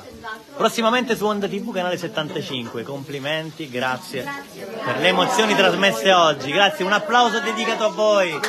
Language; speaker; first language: Italian; native; Italian